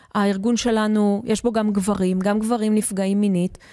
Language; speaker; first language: Hebrew; early bilingual, heritage; Hebrew